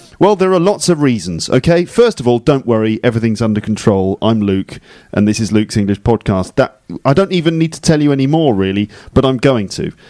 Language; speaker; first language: English; native; English